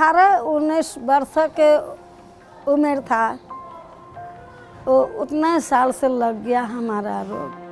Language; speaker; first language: Hindi; non-native, learner; Maithili